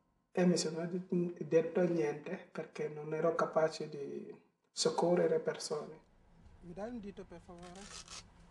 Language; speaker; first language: Italian; non-native, fluent; Wolof